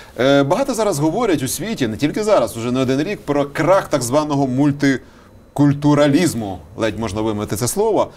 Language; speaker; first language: Ukrainian; native; Ukrainian